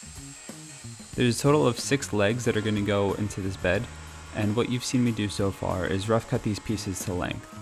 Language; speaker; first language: English; native; English